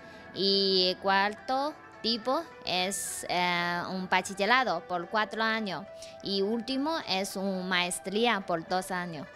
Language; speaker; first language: Spanish; non-native, learner; Chinese